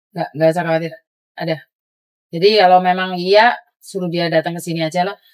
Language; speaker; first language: Indonesian; native; Indonesian